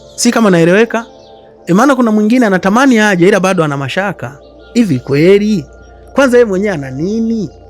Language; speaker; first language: Swahili; native; Swahili